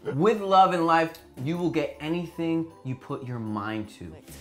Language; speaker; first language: English; early bilingual, other home language; Spanish